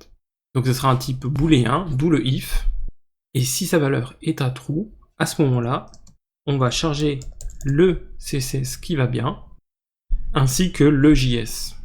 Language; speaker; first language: French; native; French